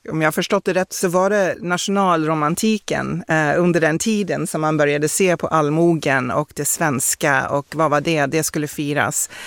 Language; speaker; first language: Swedish; non-native, fluent; English